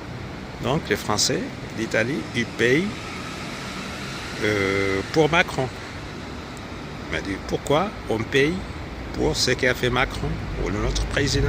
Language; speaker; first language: French; non-native, fluent; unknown